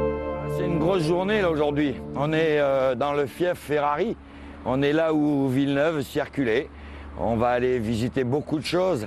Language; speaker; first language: French; native; French